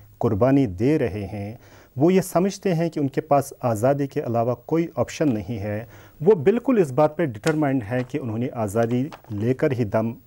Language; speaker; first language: Urdu; non-native, local second language; Kashmiri